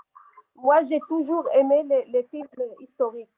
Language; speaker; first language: French; non-native, local second language; Arabic